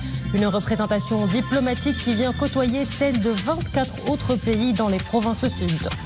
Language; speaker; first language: French; non-native, local second language; Arabic